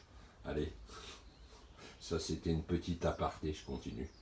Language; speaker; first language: French; native; French